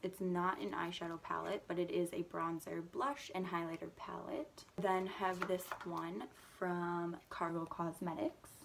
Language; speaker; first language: English; native; English